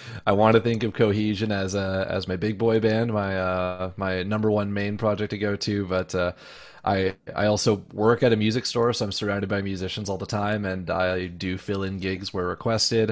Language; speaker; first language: English; native; English